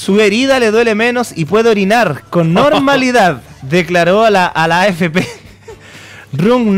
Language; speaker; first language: Spanish; native; Spanish